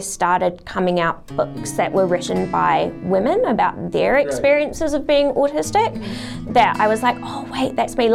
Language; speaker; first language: English; native; English